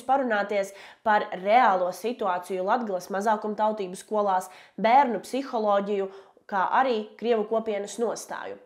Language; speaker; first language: Latvian; native; Latvian